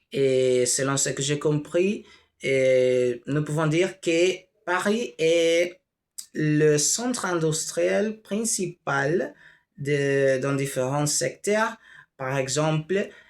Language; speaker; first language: French; non-native, learner; Spanish